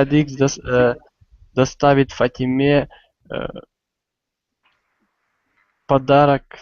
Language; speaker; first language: Russian; non-native, learner; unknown